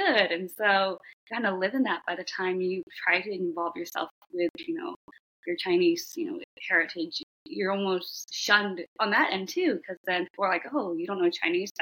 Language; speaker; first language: English; native; English